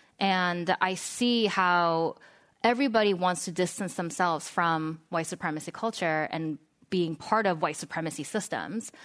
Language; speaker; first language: English; non-native, fluent; Korean